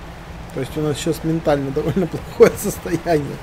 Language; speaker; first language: Russian; native; Russian